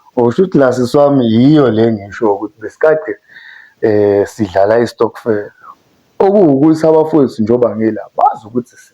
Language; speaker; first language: Zulu; native; Zulu